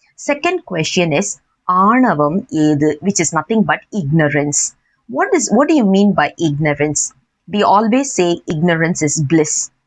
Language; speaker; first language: English; non-native, local second language; Tamil